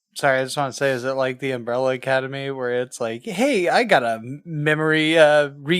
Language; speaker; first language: English; native; English